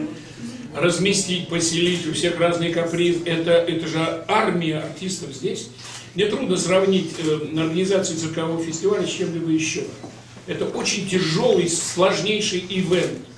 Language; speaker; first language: Russian; native; Russian